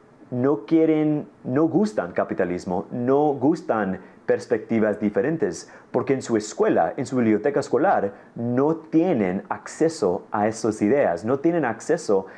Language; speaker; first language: Spanish; non-native, fluent; English